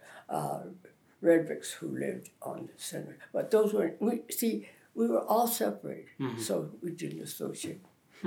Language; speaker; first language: English; native; English